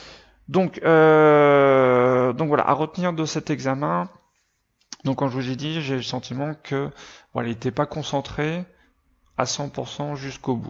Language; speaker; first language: French; native; French